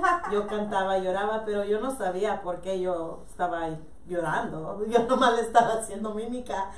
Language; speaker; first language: Spanish; early bilingual, heritage; Spanish